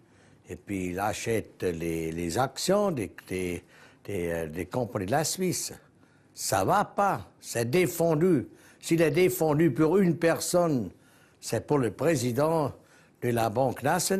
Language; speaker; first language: French; non-native, local second language; German